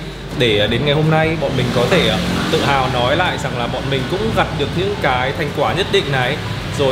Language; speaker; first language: Vietnamese; native; Vietnamese